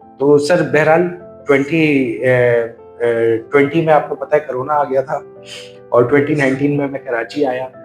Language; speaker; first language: Urdu; native; Urdu